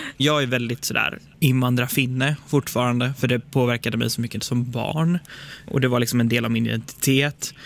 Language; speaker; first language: Swedish; early bilingual, other home language; Finnish